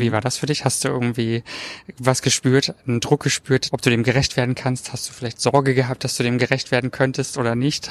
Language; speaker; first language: German; native; German